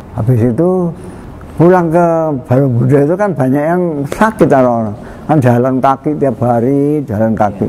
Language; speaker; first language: Indonesian; non-native, local second language; Javanese